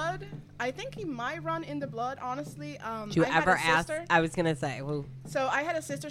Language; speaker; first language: English; non-native, fluent; Spanish